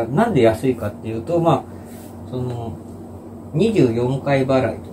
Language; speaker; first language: Japanese; native; Japanese